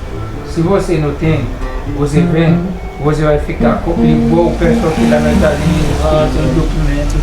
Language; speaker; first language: Portuguese; non-native, learner; Haitian Creole